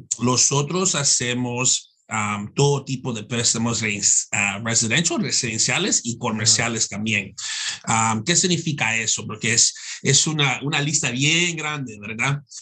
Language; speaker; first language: Spanish; early bilingual, heritage; Spanish